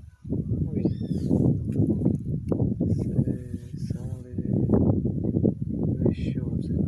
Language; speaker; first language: French; non-native, learner; Portuguese